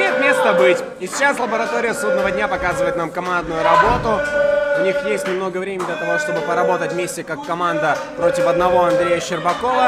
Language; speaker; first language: Russian; native; Russian